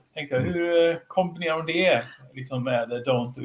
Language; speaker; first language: Swedish; native; Swedish